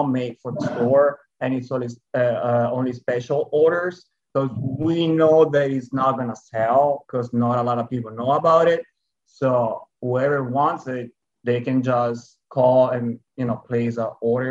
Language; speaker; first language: English; non-native, fluent; Italian